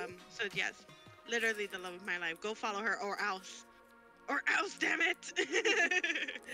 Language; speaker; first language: English; non-native, fluent; Spanish